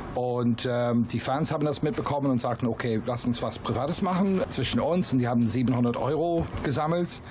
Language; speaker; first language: German; non-native, fluent; English